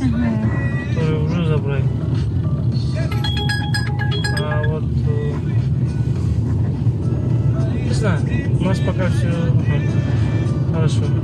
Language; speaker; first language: Russian; non-native, learner; Kyrgyz